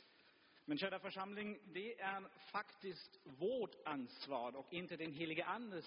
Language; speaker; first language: Swedish; non-native, fluent; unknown